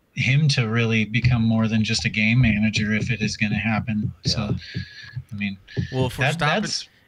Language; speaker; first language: English; native; English